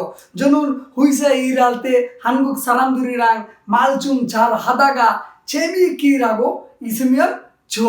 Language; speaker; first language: Korean; non-native, fluent; Bangla